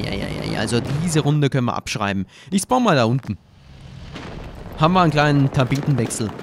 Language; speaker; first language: German; native; German